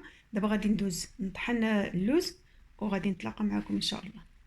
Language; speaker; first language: Arabic; native; Arabic